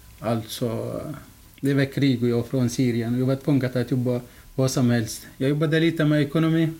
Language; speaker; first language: Swedish; non-native, fluent; Arabic